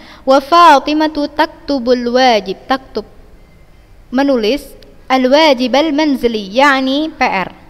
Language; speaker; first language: Arabic; non-native, fluent; Indonesian